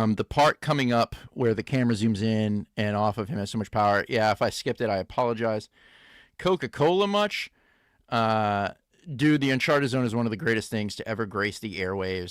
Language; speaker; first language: English; native; English